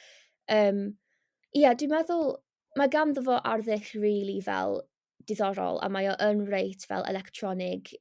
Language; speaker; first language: Welsh; non-native, local second language; English